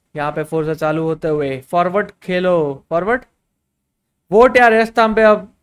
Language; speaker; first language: Hindi; native; Hindi